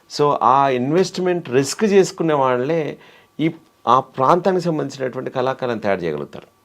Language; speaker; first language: Telugu; native; Telugu